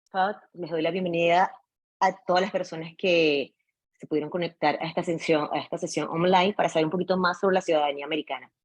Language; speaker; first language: Spanish; native; Spanish